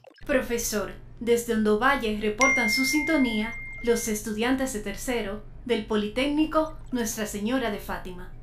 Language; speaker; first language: Spanish; native; Spanish